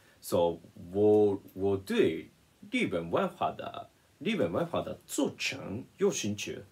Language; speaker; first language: Chinese; non-native, learner; Japanese